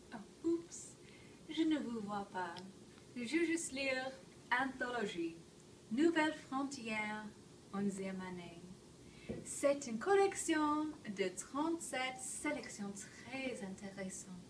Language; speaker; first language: French; non-native, learner; English